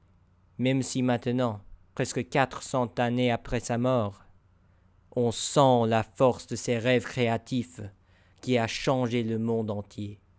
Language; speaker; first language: French; non-native, learner; English